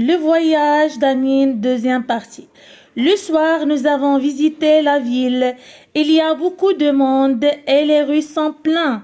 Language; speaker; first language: French; non-native, local second language; Arabic